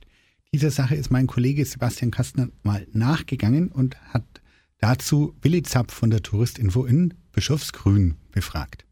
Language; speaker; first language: German; native; German